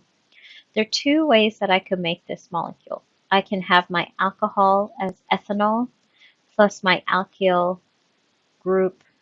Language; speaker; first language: English; native; English